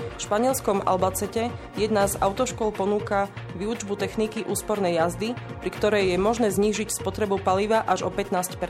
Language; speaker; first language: Slovak; native; Slovak